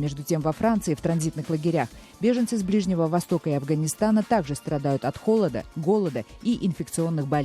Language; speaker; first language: Russian; native; Russian